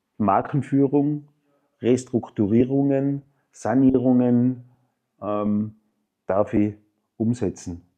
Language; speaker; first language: German; native; German